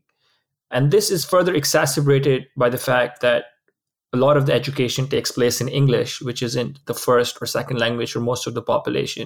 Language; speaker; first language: English; non-native, local second language; Urdu